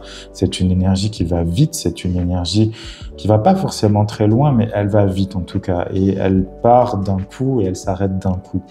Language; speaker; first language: French; native; French